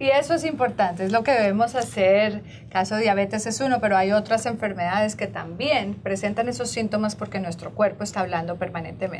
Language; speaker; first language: Spanish; native; Spanish